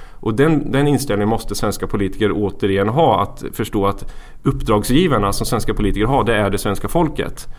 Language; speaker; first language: Swedish; native; Swedish